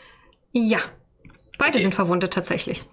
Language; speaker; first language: German; native; German